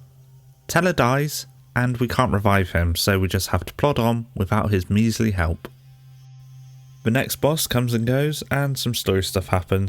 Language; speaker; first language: English; native; English